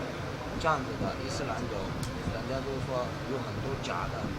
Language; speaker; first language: Chinese; non-native, learner; Punjabi